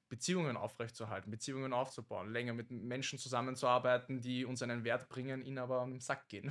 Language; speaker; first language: German; native; German